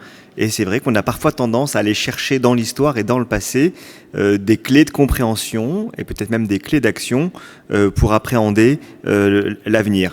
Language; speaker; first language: French; native; French